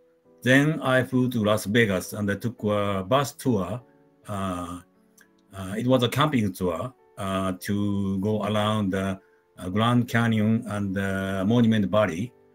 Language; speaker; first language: English; non-native, learner; Japanese